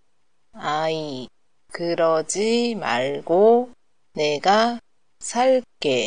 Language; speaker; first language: Korean; non-native, learner; Japanese